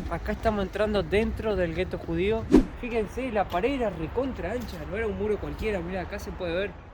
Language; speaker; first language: Spanish; native; Spanish